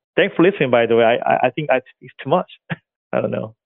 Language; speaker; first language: English; non-native, fluent; Korean